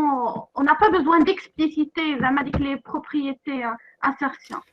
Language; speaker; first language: French; non-native, local second language; Arabic